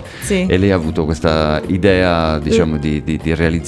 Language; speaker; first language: Italian; native; Italian